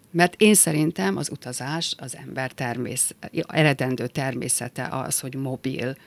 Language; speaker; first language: Hungarian; native; Hungarian